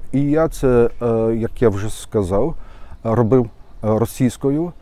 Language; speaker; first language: Ukrainian; non-native, fluent; German